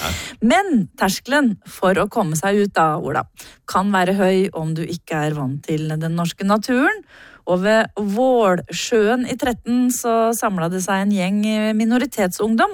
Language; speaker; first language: Norwegian; native; Norwegian